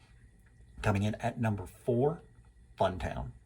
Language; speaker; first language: English; native; English